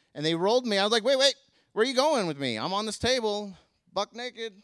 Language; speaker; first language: English; native; English